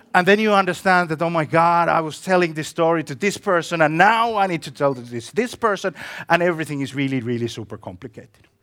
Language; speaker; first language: English; non-native, fluent; Finnish